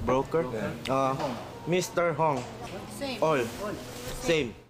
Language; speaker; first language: English; non-native, learner; Filipino